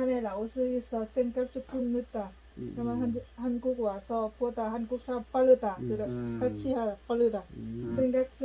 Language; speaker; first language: Korean; non-native, learner; Lao